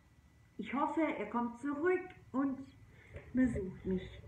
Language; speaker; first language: German; non-native, fluent; English